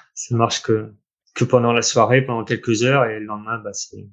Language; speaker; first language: French; native; French